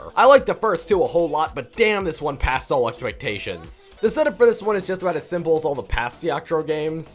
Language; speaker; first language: English; native; English